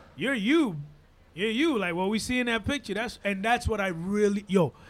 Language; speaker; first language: English; non-native, fluent; Spanish